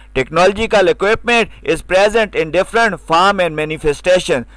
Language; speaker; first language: English; non-native, local second language; Urdu